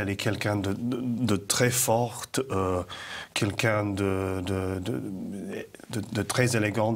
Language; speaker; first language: French; non-native, fluent; English